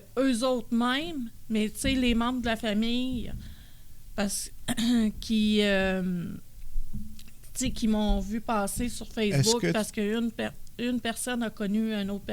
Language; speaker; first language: French; native; French